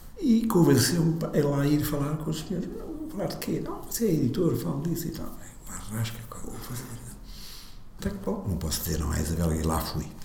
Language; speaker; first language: Portuguese; native; Portuguese